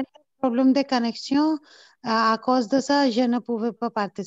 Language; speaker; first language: French; non-native, learner; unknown